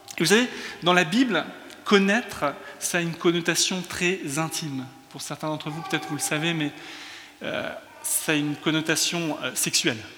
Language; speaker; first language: French; early bilingual, other home language; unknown